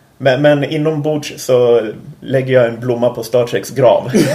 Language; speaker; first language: Swedish; native; Swedish